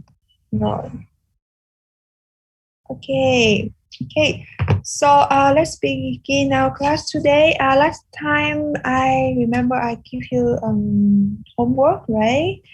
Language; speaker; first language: English; non-native, fluent; Vietnamese